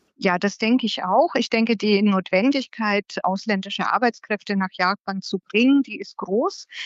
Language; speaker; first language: German; native; German